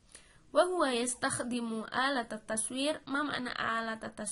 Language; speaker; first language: Arabic; non-native, fluent; Indonesian